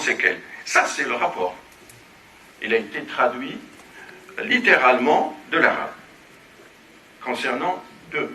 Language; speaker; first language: French; non-native, local second language; Arabic